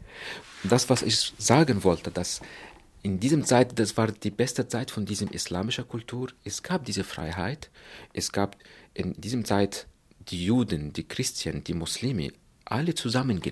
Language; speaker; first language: German; non-native, fluent; Arabic